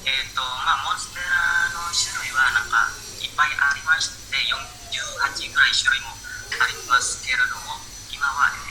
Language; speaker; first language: Japanese; non-native, learner; Indonesian